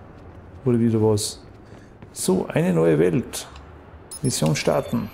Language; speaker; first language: German; native; German